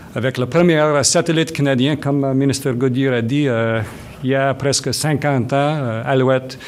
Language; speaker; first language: French; non-native, fluent; English